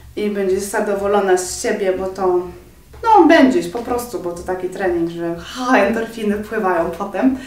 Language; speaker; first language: Polish; non-native, fluent; Norwegian